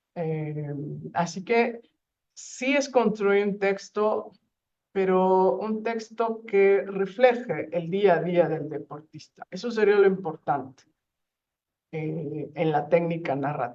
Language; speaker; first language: Spanish; native; Spanish